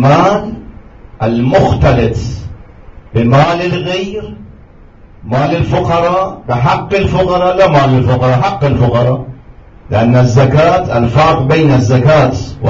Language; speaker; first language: Arabic; non-native, fluent; Persian